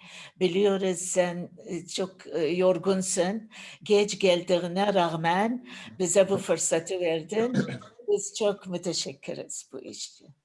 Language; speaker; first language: Turkish; non-native, learner; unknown